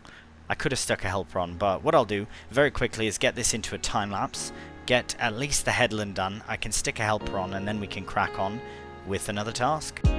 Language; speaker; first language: English; native; English